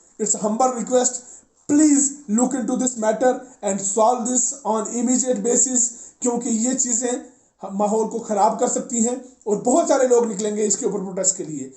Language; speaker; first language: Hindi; non-native, local second language; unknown